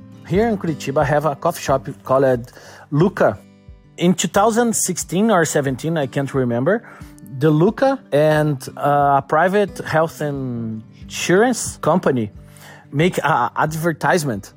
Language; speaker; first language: English; non-native, learner; Portuguese